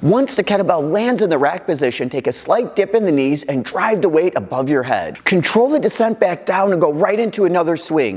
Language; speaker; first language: English; native; English